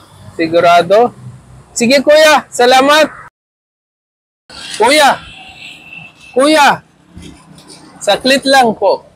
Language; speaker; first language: Filipino; non-native, learner; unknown